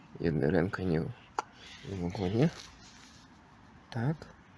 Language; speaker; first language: Polish; non-native, learner; Ukrainian